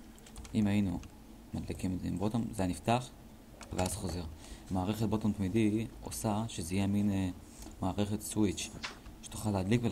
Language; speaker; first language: Hebrew; native; Hebrew